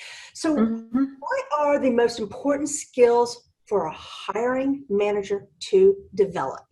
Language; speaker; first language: English; native; English